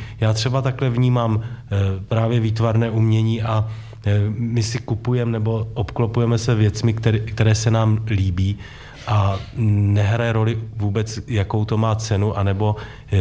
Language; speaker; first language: Czech; native; Czech